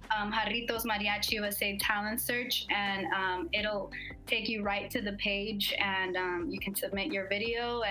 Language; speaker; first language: English; native; English